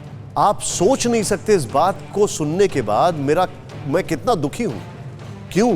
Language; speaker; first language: Hindi; native; Hindi